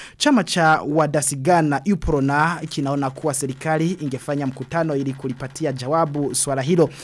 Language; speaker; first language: Swahili; non-native, local second language; Rundi